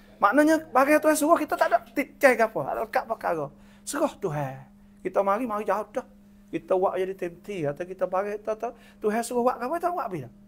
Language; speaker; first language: Malay; native; Malay